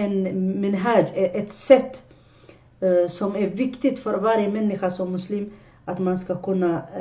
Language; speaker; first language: Swedish; non-native, fluent; Arabic